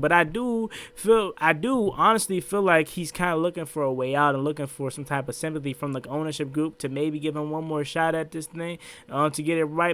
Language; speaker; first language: English; native; English